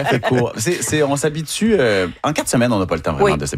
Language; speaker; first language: French; native; French